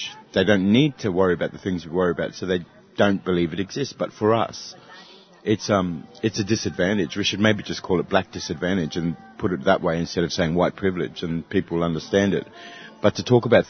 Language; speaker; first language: English; native; English